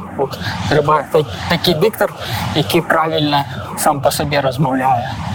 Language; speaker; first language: Belarusian; non-native, local second language; Russian